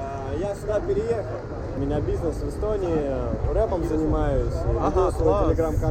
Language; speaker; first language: Russian; native; Russian